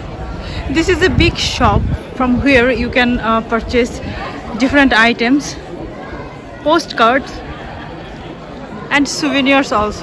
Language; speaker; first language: English; non-native, local second language; Bangla